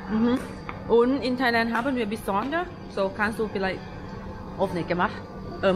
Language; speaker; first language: German; non-native, learner; Thai